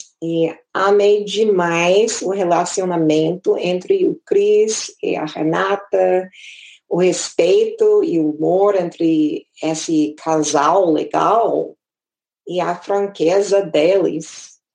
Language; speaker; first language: Portuguese; non-native, fluent; English